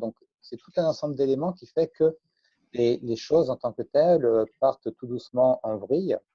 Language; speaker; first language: French; native; French